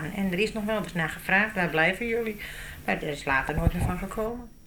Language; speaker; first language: Dutch; native; Dutch